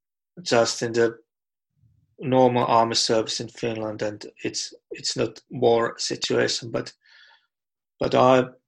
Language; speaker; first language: English; non-native, fluent; Finnish